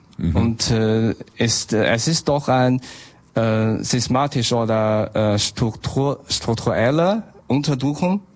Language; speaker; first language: German; non-native, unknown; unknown